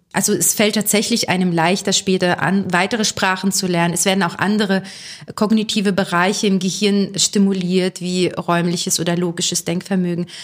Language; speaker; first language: German; early bilingual, other home language; Russian